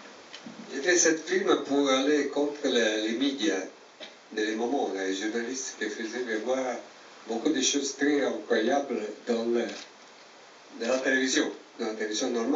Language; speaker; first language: French; non-native, learner; Italian